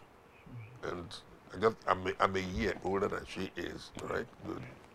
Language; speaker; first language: English; non-native, local second language; Igbo